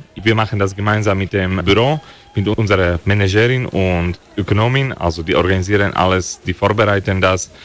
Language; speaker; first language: German; non-native, local second language; Slovak